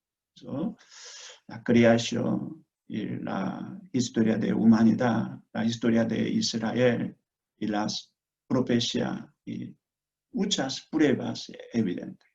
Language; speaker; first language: Spanish; non-native, fluent; Korean